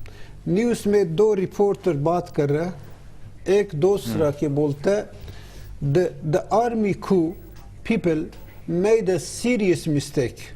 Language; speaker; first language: Hindi; non-native, learner; Turkish